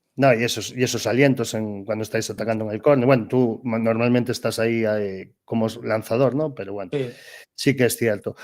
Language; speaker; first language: Spanish; non-native, local second language; Galician